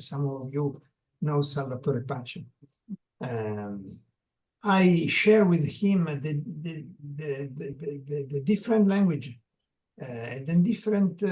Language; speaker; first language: English; non-native, learner; Italian